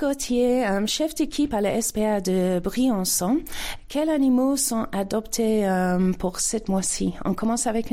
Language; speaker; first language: French; non-native, learner; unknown